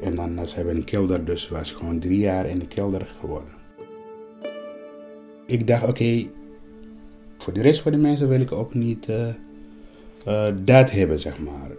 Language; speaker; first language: Dutch; non-native, learner; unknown